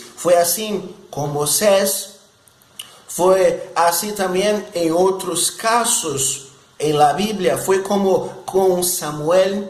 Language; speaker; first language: Spanish; non-native, fluent; Portuguese